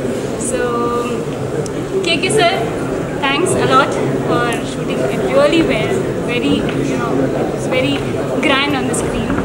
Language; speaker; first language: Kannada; non-native, learner; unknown